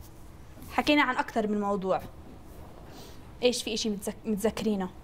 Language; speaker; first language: Arabic; native; Arabic